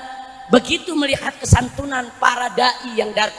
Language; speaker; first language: Indonesian; native; Indonesian